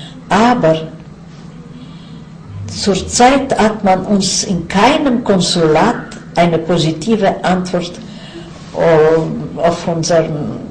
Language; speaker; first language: German; non-native, fluent; Yiddish